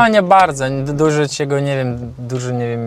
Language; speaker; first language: Polish; non-native, learner; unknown